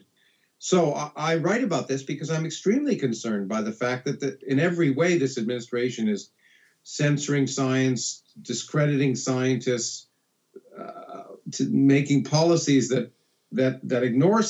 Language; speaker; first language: English; native; English